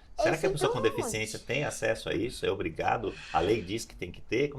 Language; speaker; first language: Portuguese; native; Portuguese